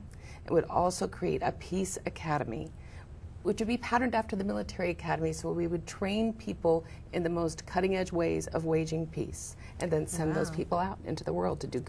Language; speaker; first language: English; native; English